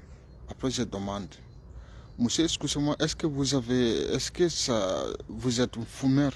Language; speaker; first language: French; non-native, fluent; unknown